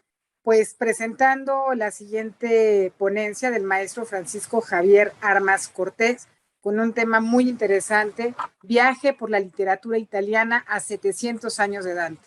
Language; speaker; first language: Spanish; native; Spanish